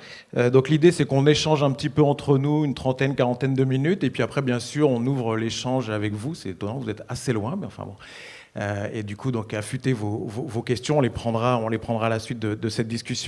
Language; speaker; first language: French; native; French